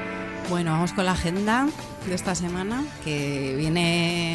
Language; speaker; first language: Spanish; native; Spanish